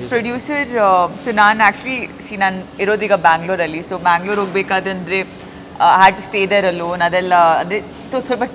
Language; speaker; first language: Kannada; early bilingual, other home language; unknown